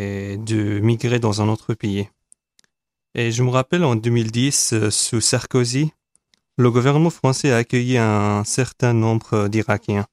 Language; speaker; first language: French; non-native, fluent; Arabic